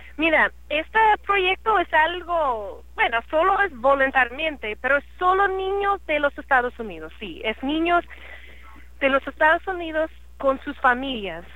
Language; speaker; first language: Spanish; non-native, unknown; English